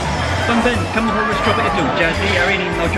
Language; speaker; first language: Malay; non-native, learner; English